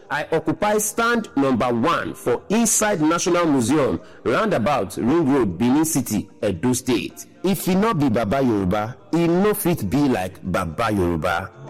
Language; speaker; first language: Nigerian Pidgin; native; Nigerian Pidgin